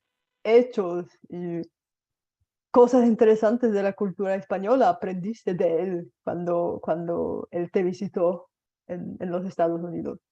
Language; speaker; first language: Spanish; non-native, fluent; Bulgarian